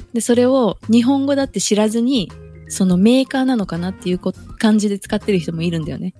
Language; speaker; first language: Japanese; early bilingual, other home language; Portuguese